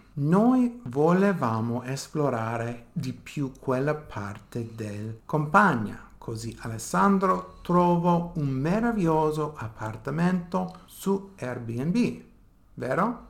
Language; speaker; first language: Italian; non-native, learner; English